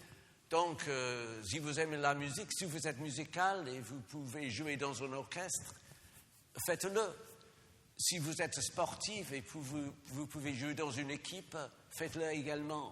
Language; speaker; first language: French; non-native, fluent; English